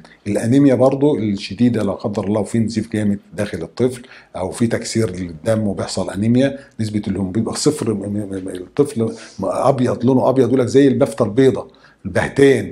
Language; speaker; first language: Arabic; native; Arabic